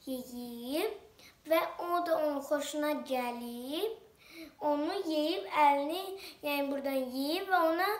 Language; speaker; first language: Turkish; non-native, learner; Azerbaijani